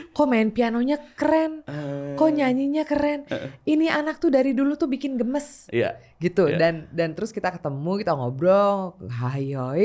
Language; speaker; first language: Indonesian; native; Indonesian